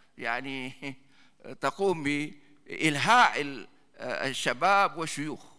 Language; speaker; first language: Arabic; non-native, fluent; Malay